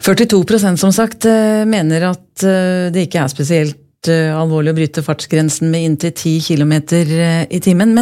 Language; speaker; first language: Norwegian; native; Norwegian